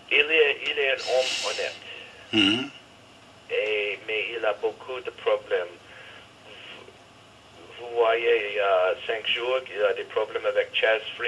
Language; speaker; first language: French; non-native, fluent; English